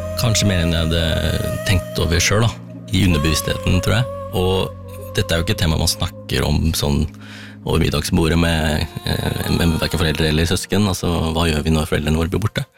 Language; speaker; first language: Norwegian; early bilingual, other home language; Tamil